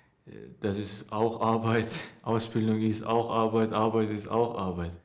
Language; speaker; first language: German; non-native, learner; Persian